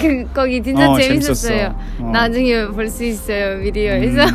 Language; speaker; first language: Korean; non-native, learner; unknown